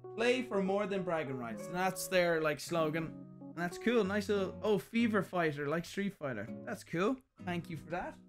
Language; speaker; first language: English; native; English